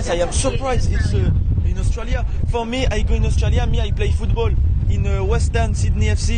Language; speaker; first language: English; non-native, learner; French